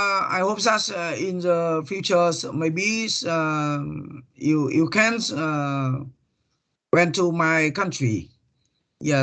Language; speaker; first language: English; non-native, learner; Vietnamese